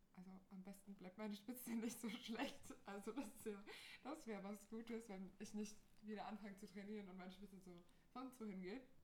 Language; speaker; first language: German; non-native, fluent; Portuguese